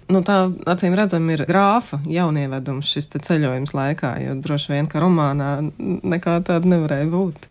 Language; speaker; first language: Latvian; native; Latvian